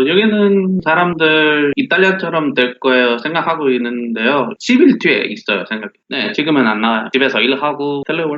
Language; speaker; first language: Korean; non-native, learner; Spanish